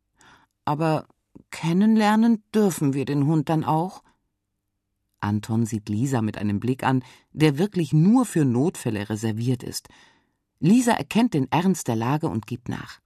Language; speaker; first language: German; native; German